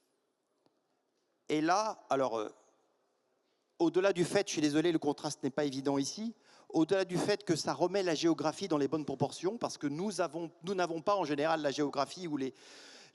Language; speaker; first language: French; native; French